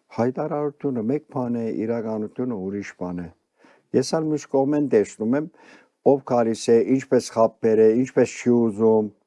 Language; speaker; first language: Armenian; early bilingual, heritage; Armenian